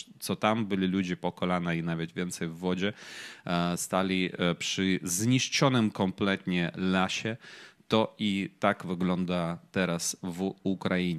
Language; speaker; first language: Polish; non-native, fluent; Ukrainian